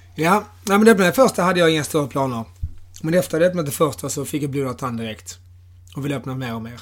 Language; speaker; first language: Swedish; native; Swedish